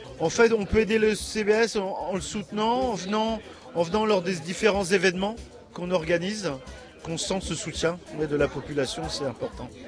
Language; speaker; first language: French; native; French